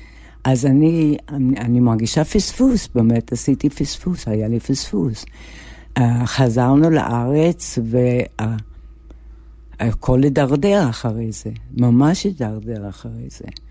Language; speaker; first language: Hebrew; non-native, fluent; English